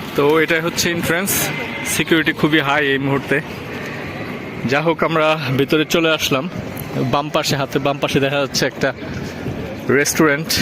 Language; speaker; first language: Bangla; native; Bangla